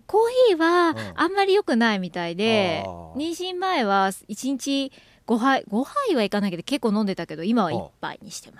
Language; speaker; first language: Japanese; native; Japanese